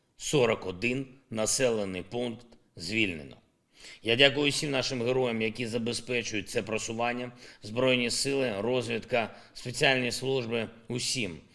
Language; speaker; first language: Ukrainian; non-native, local second language; Russian